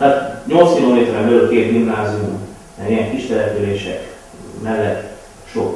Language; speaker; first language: Hungarian; native; Hungarian